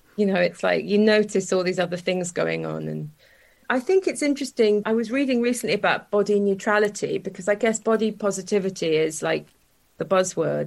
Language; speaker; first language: English; native; English